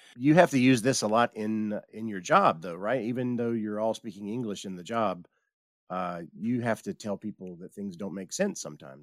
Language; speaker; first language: English; native; English